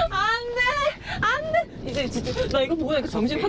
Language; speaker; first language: Korean; native; Korean